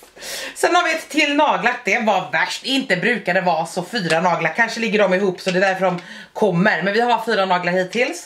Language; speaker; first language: Swedish; native; Swedish